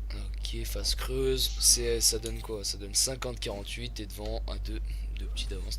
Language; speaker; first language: French; native; French